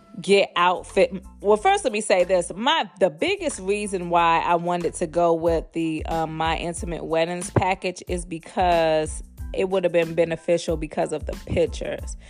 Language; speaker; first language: English; native; English